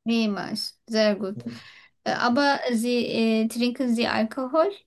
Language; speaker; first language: German; non-native, learner; Turkish